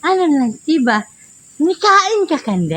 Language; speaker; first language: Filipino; non-native, local second language; Cebuano